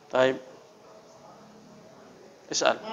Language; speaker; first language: Arabic; non-native, fluent; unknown